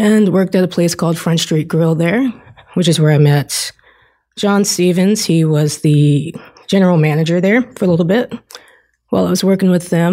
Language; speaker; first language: English; native; English